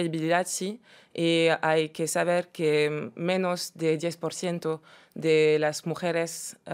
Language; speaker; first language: Spanish; non-native, fluent; French